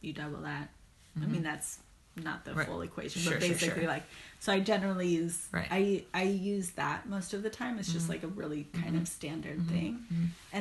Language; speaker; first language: English; native; English